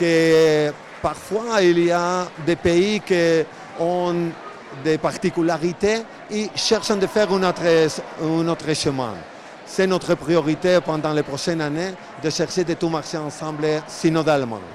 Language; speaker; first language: French; non-native, fluent; Spanish